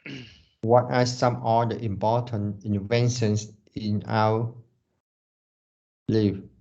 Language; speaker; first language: English; non-native, learner; Vietnamese